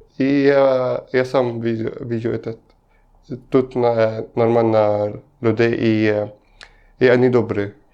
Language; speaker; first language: Russian; non-native, learner; Arabic